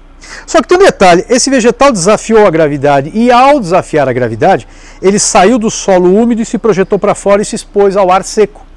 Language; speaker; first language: Portuguese; native; Portuguese